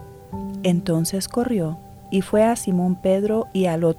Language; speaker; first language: Spanish; native; Spanish